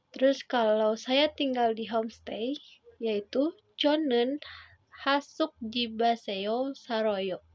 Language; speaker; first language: Indonesian; native; Indonesian